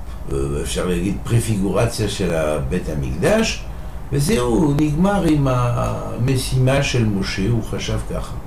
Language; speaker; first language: Hebrew; non-native, fluent; French